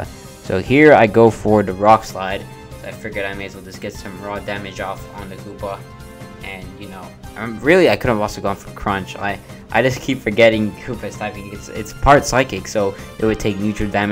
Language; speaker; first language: English; native; English